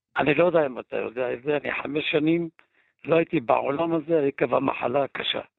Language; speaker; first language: Hebrew; native; Hebrew